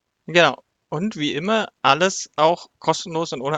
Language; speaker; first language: German; native; German